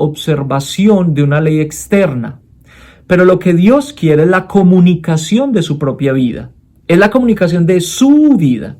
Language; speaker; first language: Spanish; native; Spanish